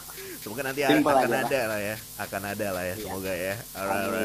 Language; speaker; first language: Indonesian; native; Indonesian